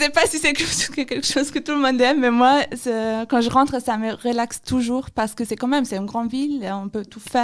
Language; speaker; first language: French; non-native, fluent; German